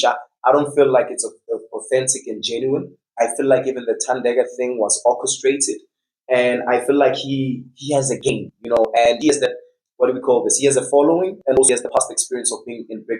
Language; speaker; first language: English; non-native, local second language; Tswana